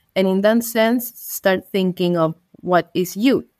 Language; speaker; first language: English; non-native, fluent; Spanish